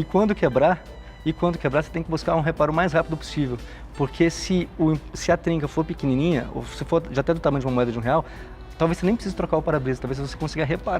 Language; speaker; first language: Portuguese; native; Portuguese